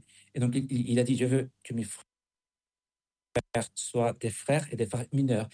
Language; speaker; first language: French; non-native, fluent; Spanish